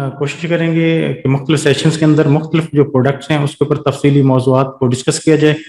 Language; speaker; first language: Urdu; native; Urdu